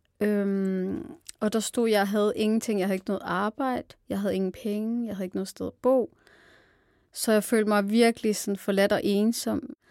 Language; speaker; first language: Danish; early bilingual, other home language; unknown